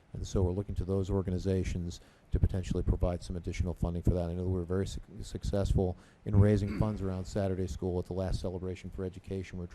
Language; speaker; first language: English; native; English